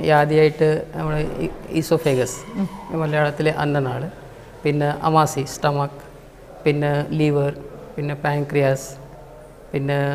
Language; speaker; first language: Malayalam; non-native, fluent; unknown